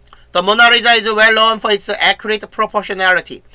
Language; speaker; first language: English; non-native, fluent; Korean